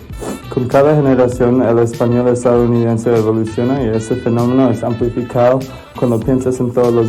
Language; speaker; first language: Spanish; non-native, learner; English